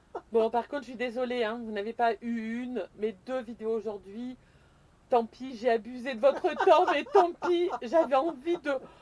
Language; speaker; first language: French; native; French